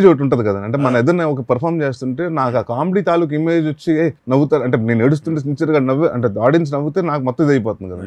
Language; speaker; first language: Telugu; native; Telugu